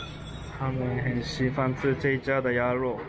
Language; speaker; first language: Chinese; non-native, learner; Japanese